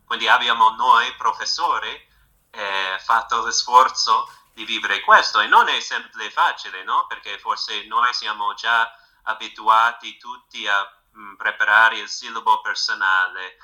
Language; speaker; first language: Italian; non-native, fluent; English